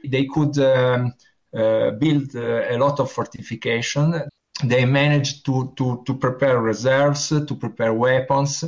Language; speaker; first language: English; non-native, learner; Italian